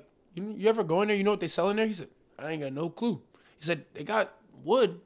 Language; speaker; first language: English; native; English